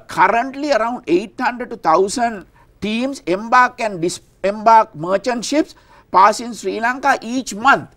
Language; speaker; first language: English; non-native, local second language; Sinhala